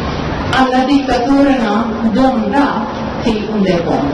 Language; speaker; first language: Swedish; non-native, fluent; Persian